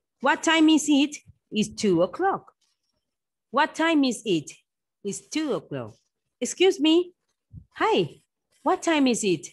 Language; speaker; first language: English; non-native, fluent; Spanish